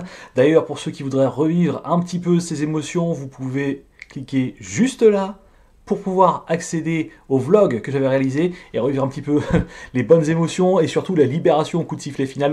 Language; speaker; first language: French; native; French